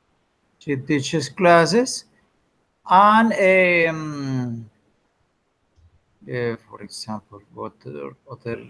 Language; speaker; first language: English; non-native, learner; Spanish